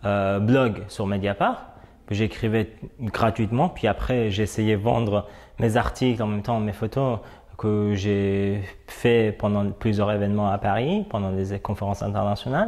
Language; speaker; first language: French; non-native, fluent; Persian